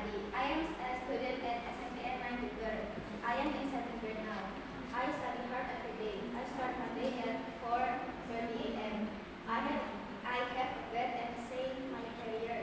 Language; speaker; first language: English; non-native, learner; Indonesian